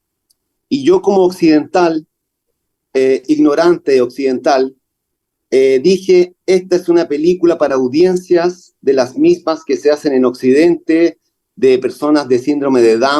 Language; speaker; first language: Spanish; native; Spanish